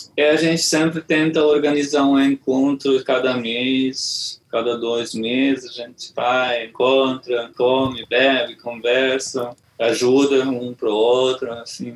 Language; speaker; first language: Portuguese; non-native, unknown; Hungarian